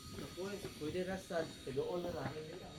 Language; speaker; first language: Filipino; non-native, local second language; Cebuano